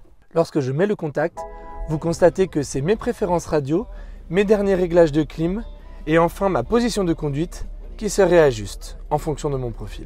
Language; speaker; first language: French; native; French